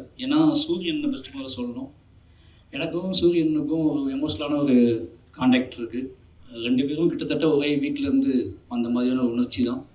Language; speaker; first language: Tamil; native; Tamil